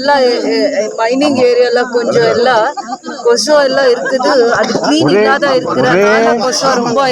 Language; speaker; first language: Tamil; non-native, local second language; Kannada